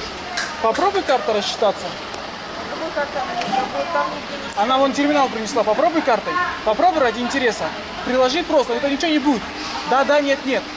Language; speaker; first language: Russian; native; Russian